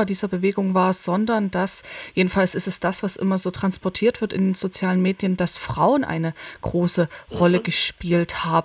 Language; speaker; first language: German; native; German